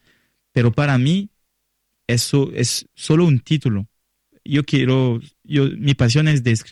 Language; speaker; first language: Spanish; non-native, learner; French